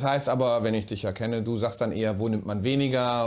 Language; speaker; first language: German; native; German